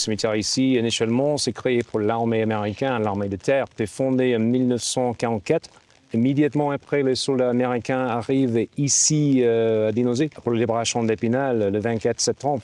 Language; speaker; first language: French; non-native, fluent; English